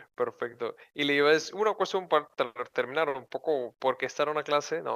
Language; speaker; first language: Spanish; native; Spanish